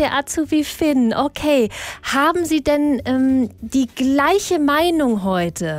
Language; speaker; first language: German; native; German